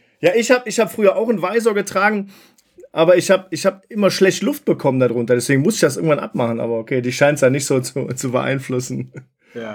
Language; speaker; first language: German; native; German